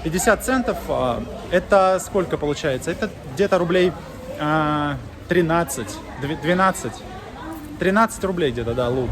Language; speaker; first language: Russian; native; Russian